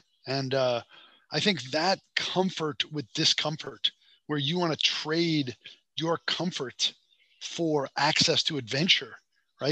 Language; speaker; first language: English; native; English